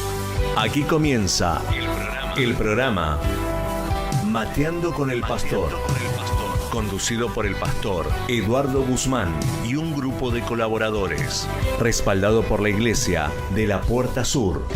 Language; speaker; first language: Spanish; native; Spanish